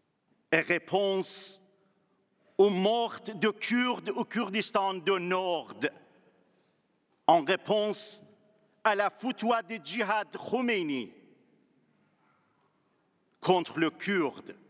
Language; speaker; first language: French; non-native, learner; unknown